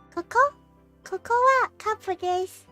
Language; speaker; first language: Japanese; non-native, learner; English